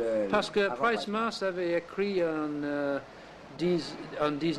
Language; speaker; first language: French; non-native, learner; English